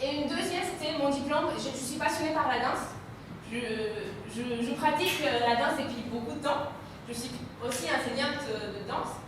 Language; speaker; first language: French; non-native, fluent; Romanian